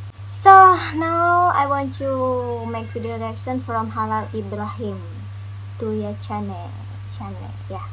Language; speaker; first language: English; non-native, learner; Indonesian